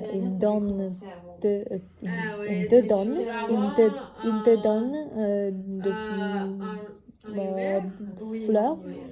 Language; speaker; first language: French; non-native, learner; Vietnamese